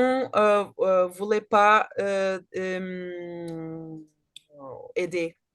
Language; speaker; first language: French; non-native, learner; Portuguese